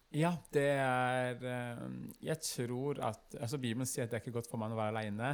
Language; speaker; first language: Norwegian; non-native, fluent; Kinyarwanda